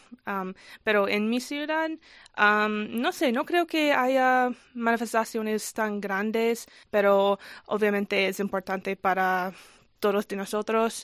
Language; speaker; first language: Spanish; non-native, learner; English